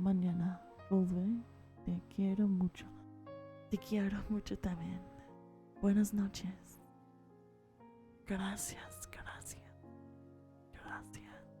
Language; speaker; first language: Spanish; early bilingual, heritage; English